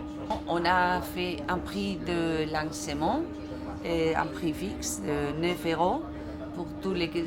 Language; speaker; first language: French; non-native, fluent; Spanish